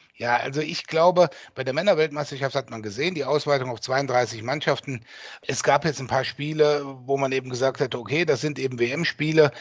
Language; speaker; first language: German; native; German